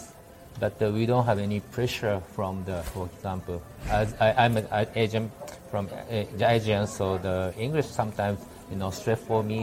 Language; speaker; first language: English; non-native, learner; Japanese